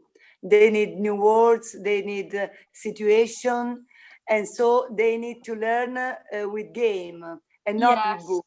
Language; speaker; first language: English; non-native, learner; Italian